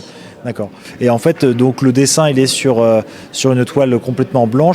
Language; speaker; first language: French; native; French